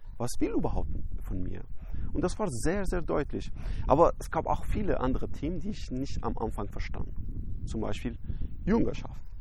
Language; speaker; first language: German; non-native, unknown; Persian